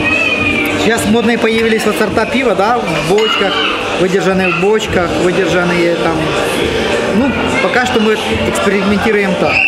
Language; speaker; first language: Russian; native; Russian